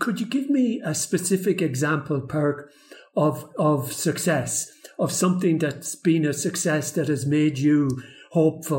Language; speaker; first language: English; native; English